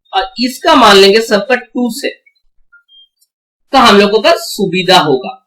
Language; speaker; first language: Hindi; non-native, local second language; Bangla